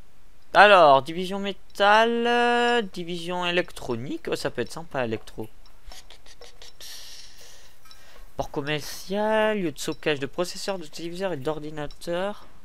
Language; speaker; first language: French; native; French